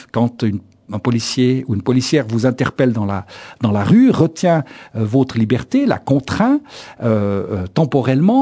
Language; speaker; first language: French; native; French